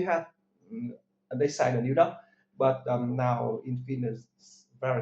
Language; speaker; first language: English; non-native, learner; Vietnamese